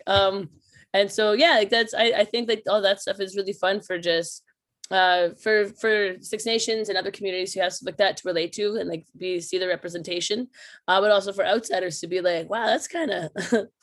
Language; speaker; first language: English; native; English